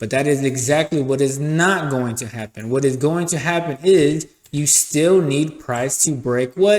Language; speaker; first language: English; native; English